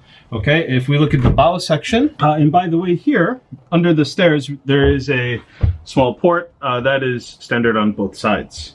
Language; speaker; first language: English; native; English